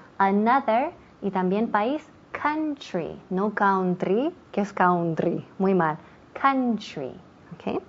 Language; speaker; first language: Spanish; non-native, fluent; English